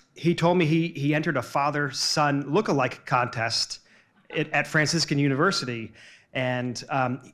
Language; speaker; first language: English; native; English